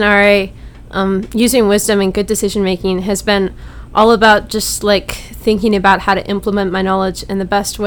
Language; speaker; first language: English; native; English